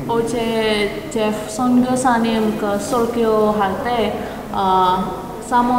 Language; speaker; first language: Korean; non-native, learner; Indonesian